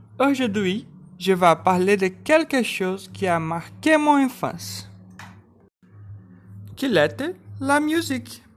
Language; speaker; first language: French; non-native, learner; Portuguese